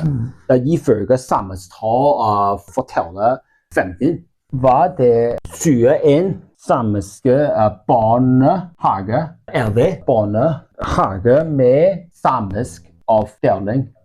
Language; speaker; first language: Norwegian; non-native, learner; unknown